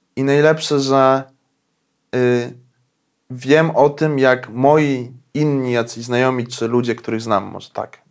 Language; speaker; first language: Polish; native; Polish